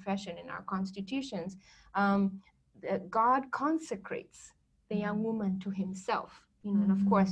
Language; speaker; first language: English; non-native, local second language; Kikuyu